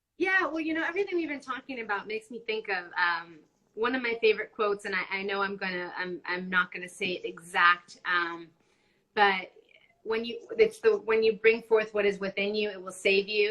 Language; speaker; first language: English; non-native, fluent; Spanish